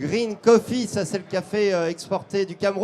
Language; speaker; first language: French; native; French